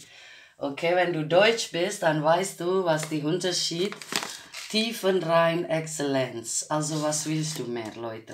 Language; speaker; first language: German; non-native, learner; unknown